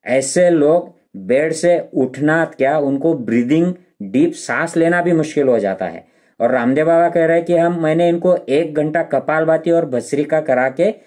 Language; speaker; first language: Hindi; non-native, local second language; Marathi